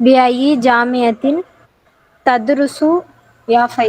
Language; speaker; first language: Arabic; non-native, learner; Tamil